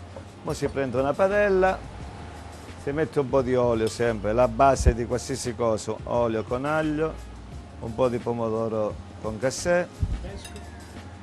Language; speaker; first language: Italian; native; Italian